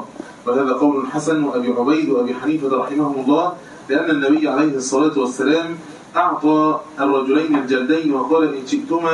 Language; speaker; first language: Arabic; native; Arabic